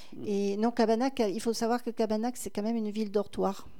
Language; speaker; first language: French; native; French